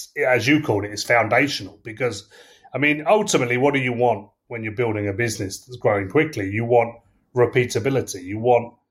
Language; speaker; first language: English; native; English